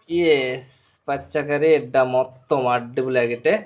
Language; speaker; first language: Malayalam; non-native, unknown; Bangla